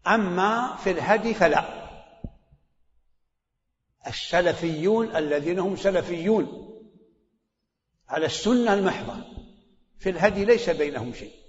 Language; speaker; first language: Arabic; native; Arabic